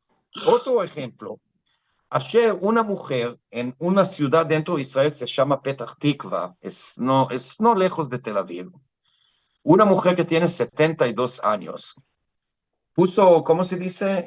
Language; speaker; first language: Spanish; non-native, fluent; Hebrew